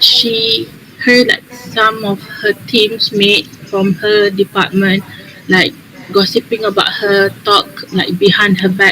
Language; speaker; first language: English; non-native, learner; Malay